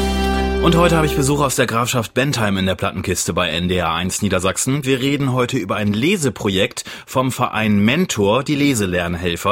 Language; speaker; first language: German; native; German